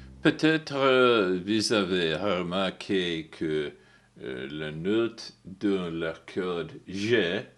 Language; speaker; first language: French; non-native, learner; English